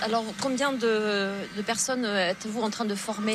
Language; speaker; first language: French; native; French